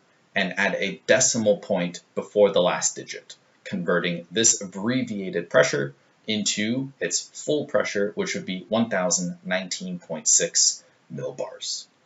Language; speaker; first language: English; native; English